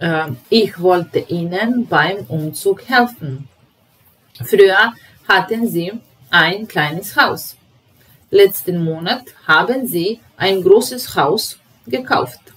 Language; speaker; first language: German; non-native, fluent; Serbian